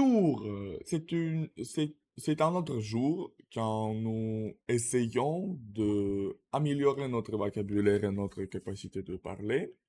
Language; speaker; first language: French; non-native, learner; Russian